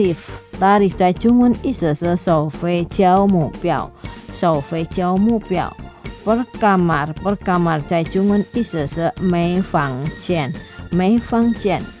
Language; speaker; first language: Chinese; non-native, fluent; Indonesian